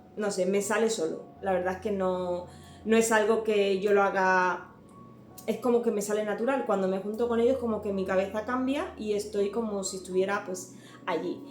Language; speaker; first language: Spanish; native; Spanish